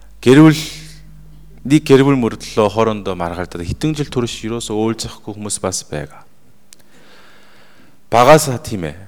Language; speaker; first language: Mongolian; non-native, fluent; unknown